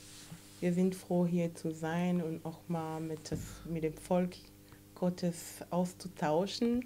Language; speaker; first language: German; non-native, fluent; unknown